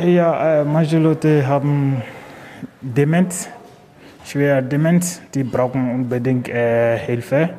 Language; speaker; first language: German; non-native, learner; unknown